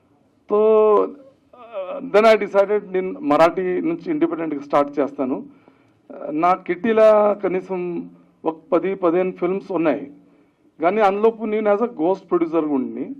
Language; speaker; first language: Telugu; early bilingual, heritage; Telugu